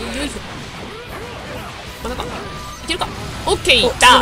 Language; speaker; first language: Japanese; native; Japanese